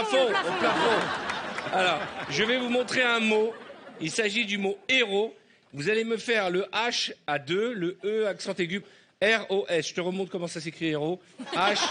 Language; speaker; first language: French; native; French